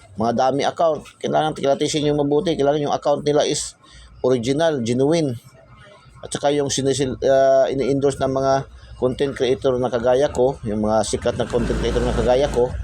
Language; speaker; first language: Filipino; non-native, local second language; Cebuano